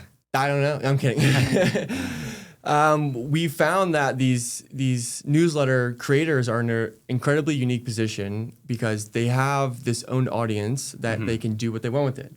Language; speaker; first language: English; native; English